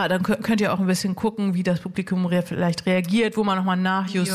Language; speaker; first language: German; native; German